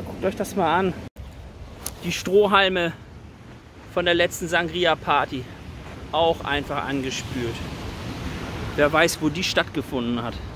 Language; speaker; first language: German; native; German